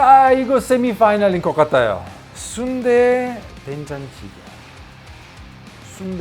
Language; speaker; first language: Korean; non-native, learner; Italian